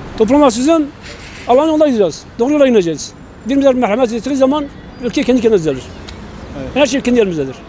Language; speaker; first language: Turkish; non-native, local second language; Kurdish